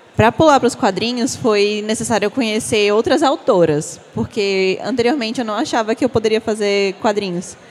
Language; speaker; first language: Portuguese; native; Portuguese